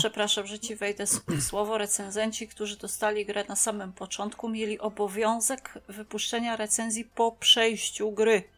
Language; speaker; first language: Polish; native; Polish